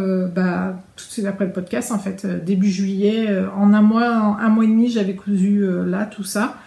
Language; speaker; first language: French; native; French